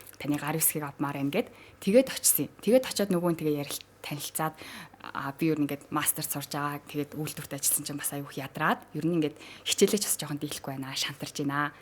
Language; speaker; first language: Mongolian; native; Mongolian